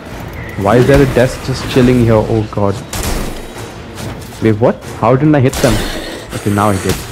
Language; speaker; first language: English; native; English